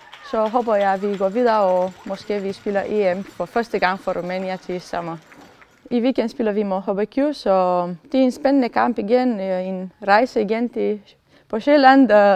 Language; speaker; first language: Danish; non-native, fluent; Romanian